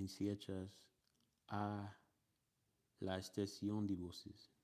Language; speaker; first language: Spanish; non-native, learner; English